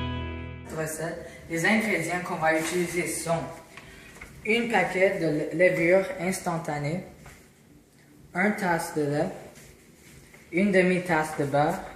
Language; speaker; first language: French; non-native, learner; English